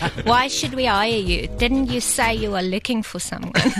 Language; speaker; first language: English; non-native, local second language; Afrikaans